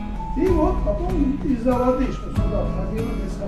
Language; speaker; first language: Russian; non-native, local second language; Georgian